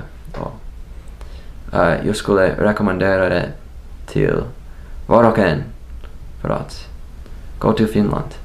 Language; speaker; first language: Swedish; non-native, learner; English